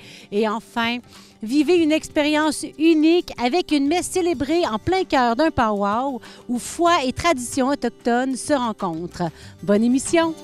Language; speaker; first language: French; native; French